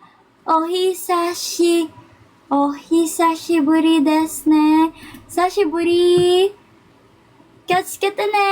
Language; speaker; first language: Japanese; non-native, learner; Filipino